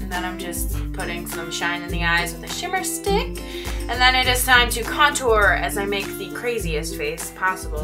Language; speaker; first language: English; native; English